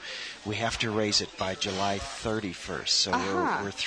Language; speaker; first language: English; native; English